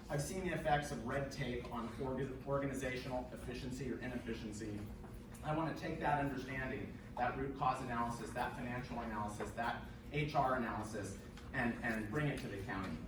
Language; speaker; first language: English; native; English